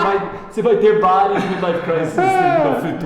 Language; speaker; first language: Portuguese; non-native, fluent; English